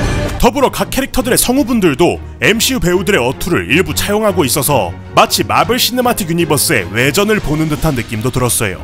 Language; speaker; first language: Korean; native; Korean